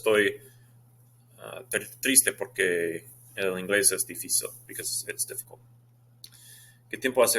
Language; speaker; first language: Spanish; non-native, fluent; English